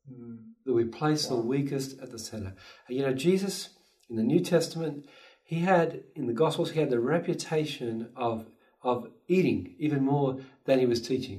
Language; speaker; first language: English; native; English